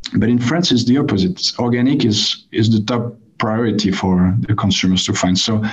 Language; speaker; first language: English; non-native, fluent; French